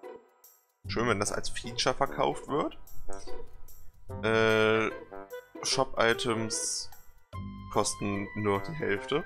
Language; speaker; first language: German; native; German